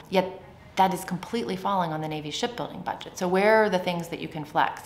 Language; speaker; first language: English; native; English